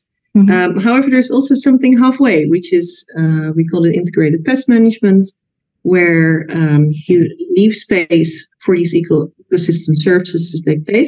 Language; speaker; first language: English; non-native, fluent; Dutch